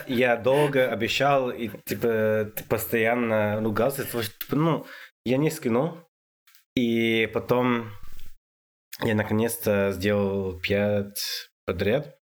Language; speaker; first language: Russian; non-native, fluent; English